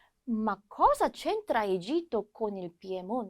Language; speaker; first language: Italian; non-native, fluent; Korean